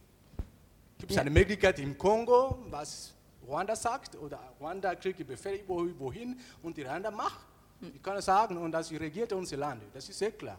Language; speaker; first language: German; non-native, learner; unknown